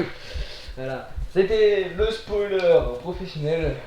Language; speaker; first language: French; native; French